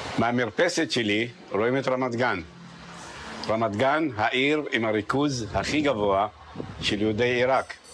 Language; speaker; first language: Hebrew; early bilingual, other home language; Arabic